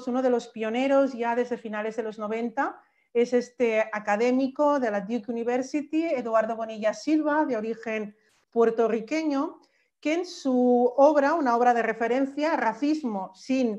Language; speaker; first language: Spanish; native; Spanish